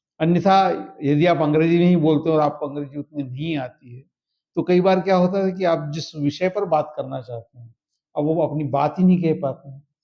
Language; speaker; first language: Hindi; native; Hindi